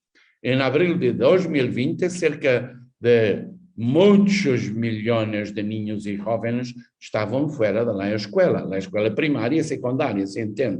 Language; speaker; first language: Spanish; non-native, fluent; Portuguese